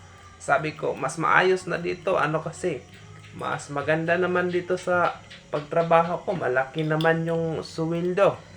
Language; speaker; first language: Filipino; non-native, fluent; English